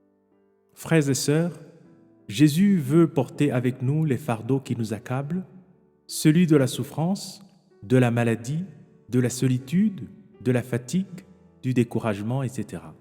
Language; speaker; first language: French; non-native, local second language; Kinyarwanda